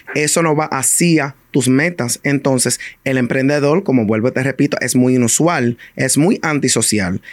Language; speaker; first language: Spanish; early bilingual, heritage; Spanish